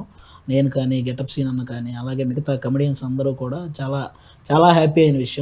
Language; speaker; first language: Telugu; native; Telugu